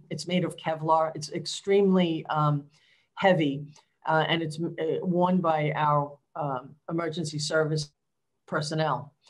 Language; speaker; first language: English; native; English